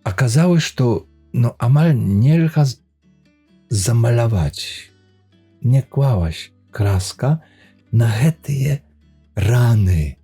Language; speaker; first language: Polish; non-native, learner; Belarusian